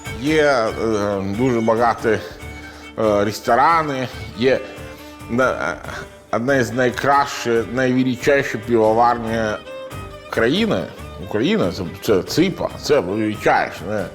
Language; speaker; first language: Ukrainian; non-native, learner; Italian